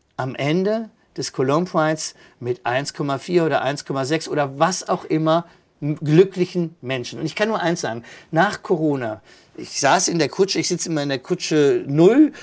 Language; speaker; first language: German; native; German